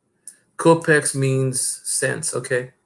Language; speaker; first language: English; native; English